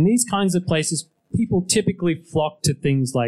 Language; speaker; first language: English; native; English